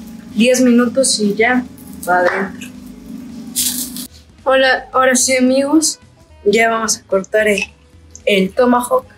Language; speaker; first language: Spanish; native; Spanish